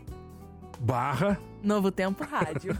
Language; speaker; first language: Portuguese; native; Portuguese